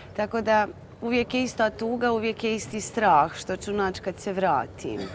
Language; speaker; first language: Croatian; native; Croatian